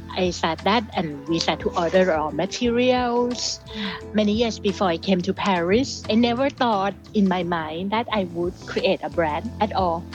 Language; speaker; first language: English; non-native, fluent; Thai